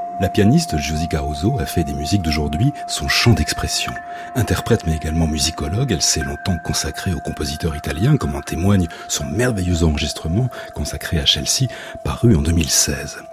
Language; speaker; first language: French; native; French